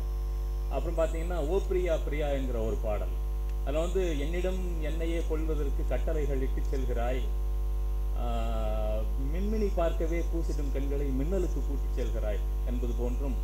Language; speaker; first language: Tamil; native; Tamil